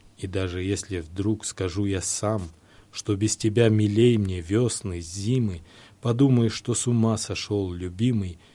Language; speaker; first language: Kyrgyz; non-native, local second language; Uzbek